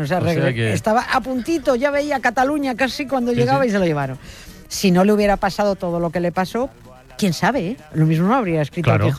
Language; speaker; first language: Spanish; native; Spanish